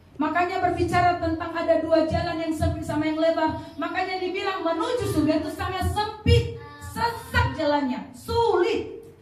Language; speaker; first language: Indonesian; native; Indonesian